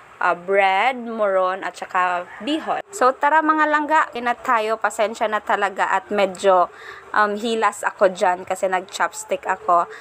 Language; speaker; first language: Filipino; non-native, local second language; Cebuano